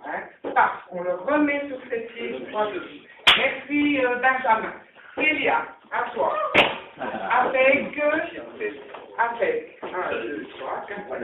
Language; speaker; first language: French; native; French